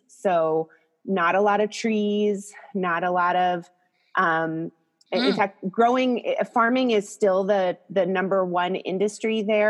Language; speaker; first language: English; native; English